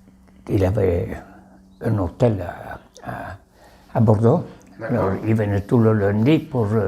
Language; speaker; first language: French; non-native, local second language; Basque